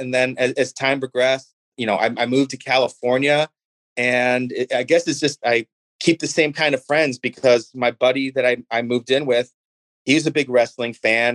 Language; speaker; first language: English; native; English